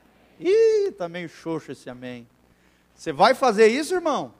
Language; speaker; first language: Portuguese; native; Portuguese